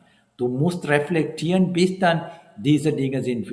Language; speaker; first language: German; non-native, fluent; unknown